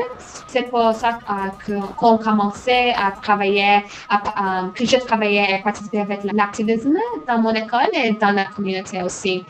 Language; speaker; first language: French; non-native, fluent; English